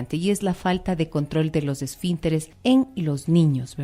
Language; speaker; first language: Spanish; native; Spanish